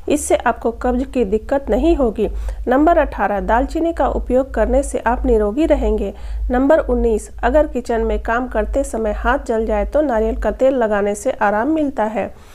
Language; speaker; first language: Hindi; native; Hindi